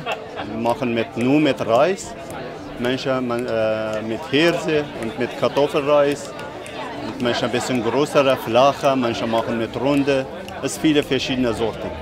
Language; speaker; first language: German; non-native, learner; Arabic